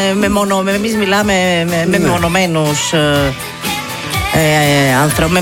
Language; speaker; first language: Greek; native; Greek